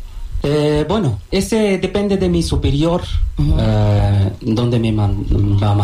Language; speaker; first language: Spanish; non-native, learner; Bangla